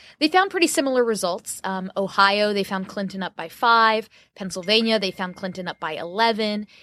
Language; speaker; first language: English; native; English